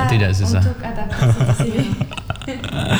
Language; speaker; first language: Indonesian; non-native, learner; Turkmen